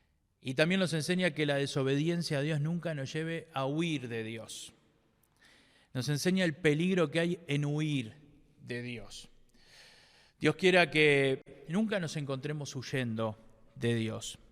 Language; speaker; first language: Spanish; native; Spanish